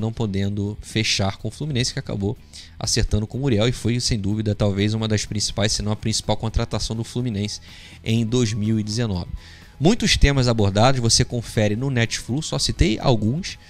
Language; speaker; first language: Portuguese; native; Portuguese